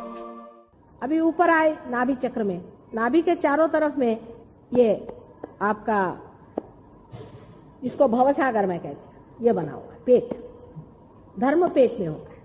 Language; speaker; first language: Hindi; non-native, local second language; Marathi